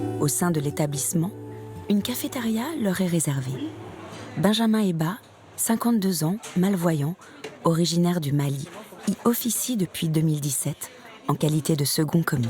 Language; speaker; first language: French; native; French